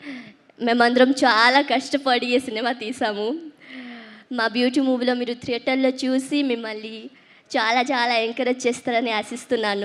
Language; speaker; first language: Telugu; early bilingual, heritage; Telugu